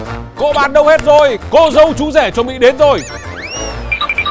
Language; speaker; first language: Vietnamese; native; Vietnamese